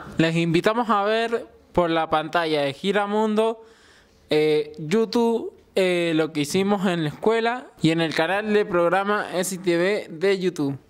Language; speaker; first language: Spanish; native; Spanish